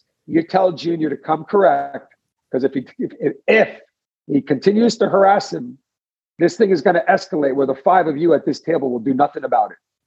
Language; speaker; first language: English; native; English